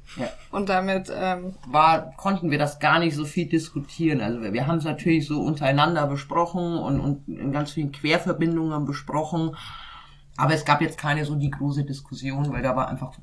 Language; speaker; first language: German; native; German